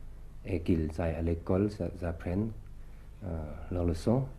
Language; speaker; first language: French; early bilingual, other home language; Thai